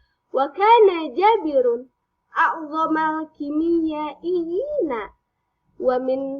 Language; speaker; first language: Arabic; non-native, fluent; Indonesian